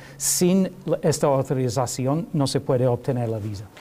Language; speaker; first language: Spanish; non-native, learner; English